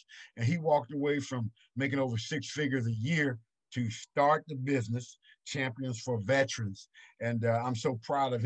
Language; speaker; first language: English; native; English